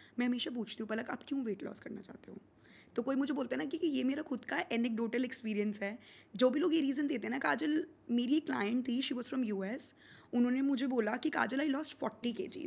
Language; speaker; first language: Hindi; native; Hindi